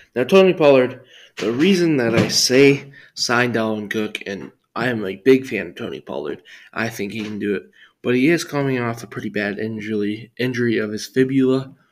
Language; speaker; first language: English; native; English